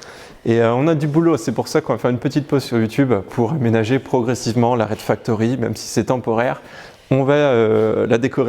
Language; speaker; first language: French; native; French